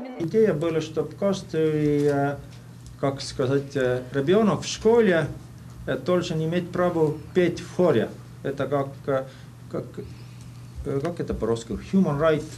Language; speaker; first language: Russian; non-native, fluent; Estonian